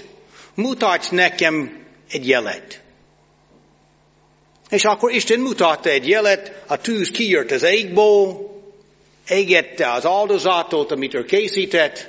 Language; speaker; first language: Hungarian; non-native, fluent; English